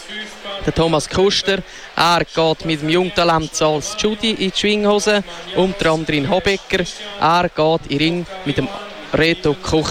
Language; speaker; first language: German; native; German